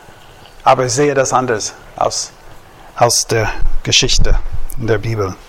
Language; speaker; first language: German; non-native, fluent; English